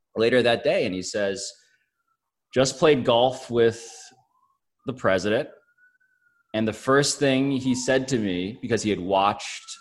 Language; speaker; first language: English; early bilingual, other home language; Filipino